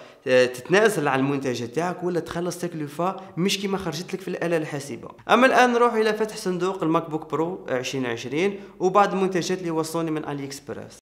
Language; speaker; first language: Arabic; native; Arabic